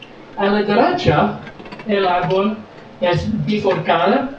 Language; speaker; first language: Spanish; non-native, learner; English